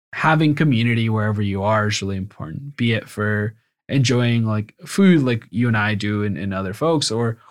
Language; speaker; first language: English; early bilingual, other home language; Spanish